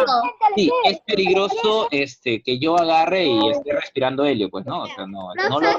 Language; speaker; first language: Spanish; native; Spanish